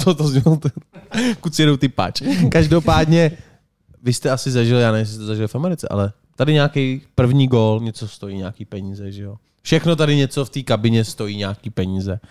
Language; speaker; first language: Czech; native; Czech